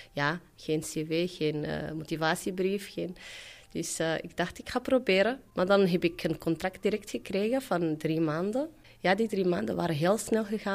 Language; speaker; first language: Dutch; non-native, fluent; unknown